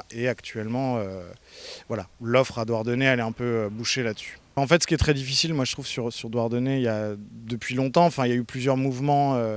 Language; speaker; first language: French; native; French